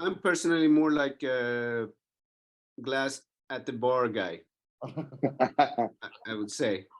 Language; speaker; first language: English; non-native, fluent; French